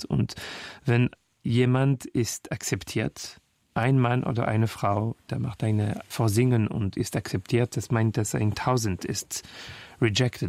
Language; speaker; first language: German; non-native, fluent; French